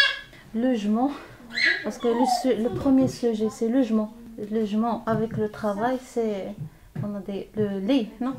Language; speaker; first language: French; non-native, learner; Arabic